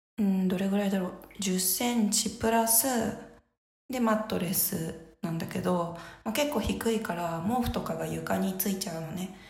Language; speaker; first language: Japanese; native; Japanese